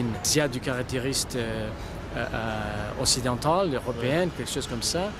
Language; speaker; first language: French; non-native, fluent; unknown